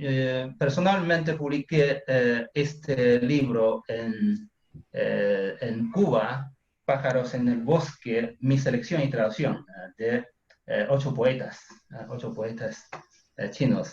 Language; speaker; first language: Spanish; non-native, fluent; Chinese